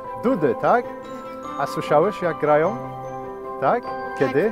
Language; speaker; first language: Polish; non-native, learner; English